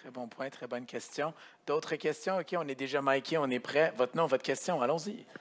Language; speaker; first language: French; native; French